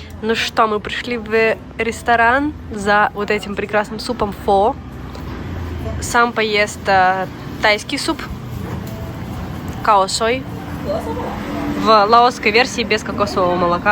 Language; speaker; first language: Russian; native; Russian